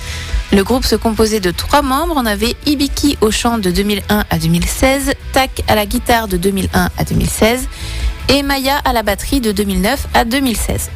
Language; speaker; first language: French; native; French